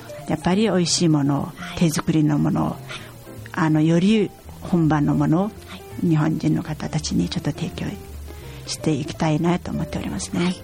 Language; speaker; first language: Japanese; non-native, fluent; Mongolian